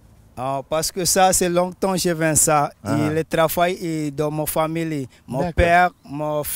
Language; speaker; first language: French; non-native, local second language; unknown